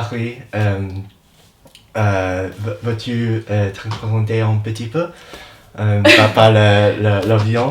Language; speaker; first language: French; non-native, learner; English